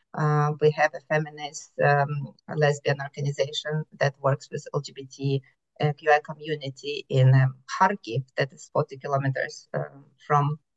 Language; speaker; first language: English; non-native, fluent; Ukrainian